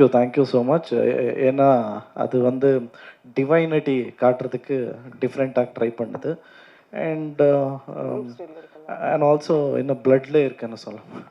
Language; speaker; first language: Tamil; non-native, learner; Kannada